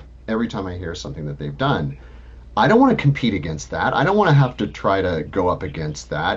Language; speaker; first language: English; native; English